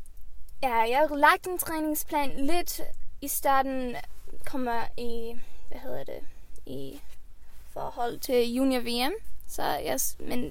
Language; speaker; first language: Danish; early bilingual, heritage; Swedish